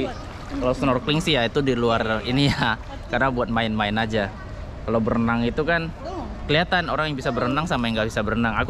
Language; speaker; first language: Indonesian; native; Indonesian